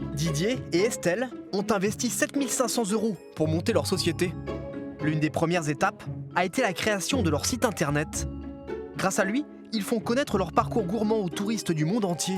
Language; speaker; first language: French; native; French